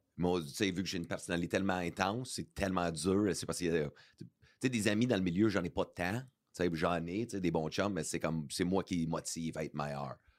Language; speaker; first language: French; early bilingual, heritage; English